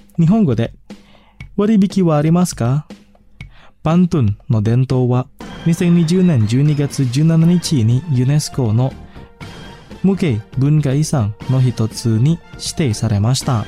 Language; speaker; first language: Japanese; non-native, fluent; Indonesian